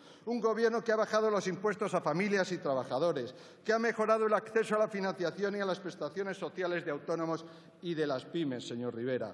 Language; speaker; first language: Spanish; native; Spanish